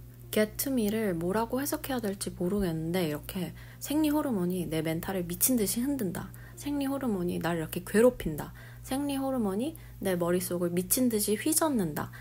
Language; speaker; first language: Korean; native; Korean